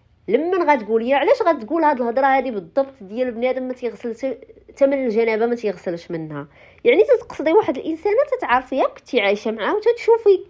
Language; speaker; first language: Arabic; native; Arabic